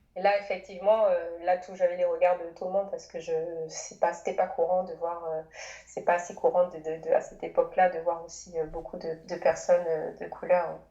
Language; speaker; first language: French; native; French